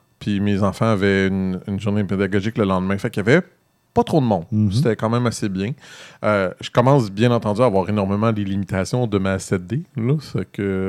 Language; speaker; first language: French; native; French